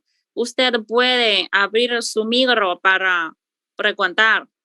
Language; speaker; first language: Spanish; non-native, learner; Chinese